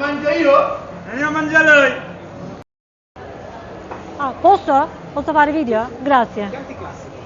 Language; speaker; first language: Italian; non-native, learner; Turkish